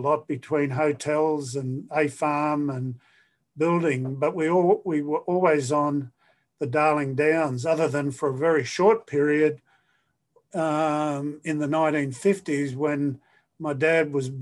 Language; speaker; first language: English; native; English